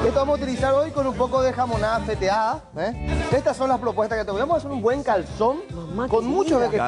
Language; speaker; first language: Spanish; native; Spanish